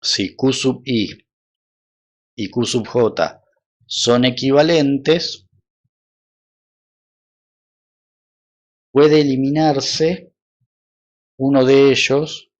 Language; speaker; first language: Spanish; native; Spanish